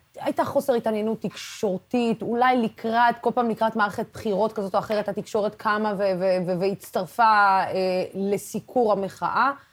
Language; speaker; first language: Hebrew; non-native, local second language; Arabic